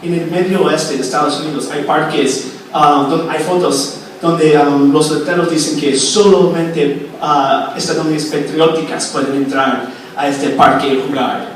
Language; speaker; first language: Spanish; non-native, fluent; English